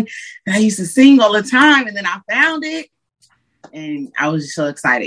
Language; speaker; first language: English; native; English